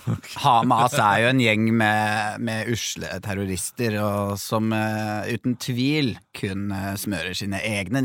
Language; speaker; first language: Norwegian; native; Norwegian